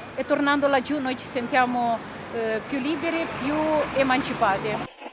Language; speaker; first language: Italian; non-native, fluent; Romanian